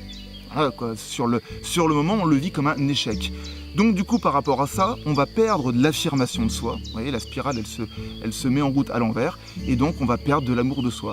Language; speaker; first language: French; native; French